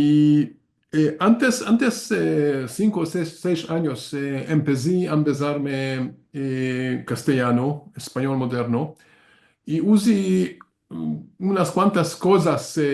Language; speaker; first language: Spanish; non-native, learner; Hungarian